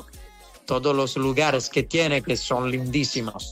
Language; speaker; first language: Spanish; non-native, learner; Italian